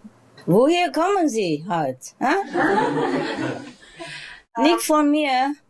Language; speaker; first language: German; non-native, learner; Vietnamese